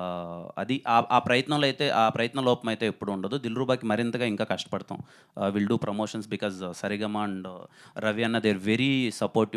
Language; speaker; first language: Telugu; native; Telugu